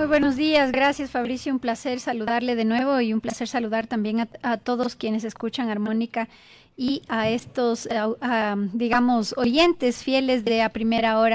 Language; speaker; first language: Spanish; native; Spanish